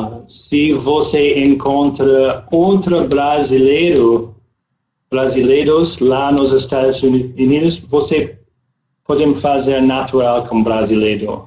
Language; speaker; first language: Portuguese; non-native, learner; English